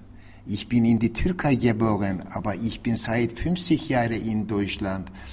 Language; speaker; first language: German; non-native, learner; Turkish